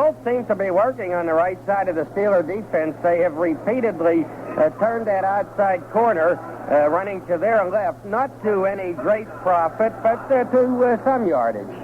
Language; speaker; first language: English; native; English